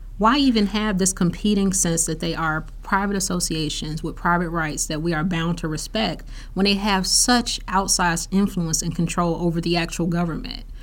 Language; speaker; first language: English; native; English